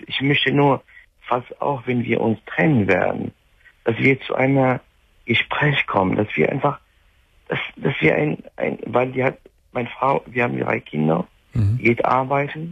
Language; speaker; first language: German; non-native, fluent; Arabic